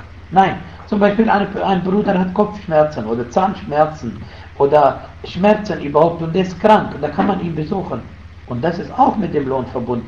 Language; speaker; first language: German; non-native, fluent; Arabic